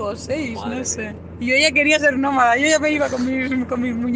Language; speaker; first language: Spanish; native; Spanish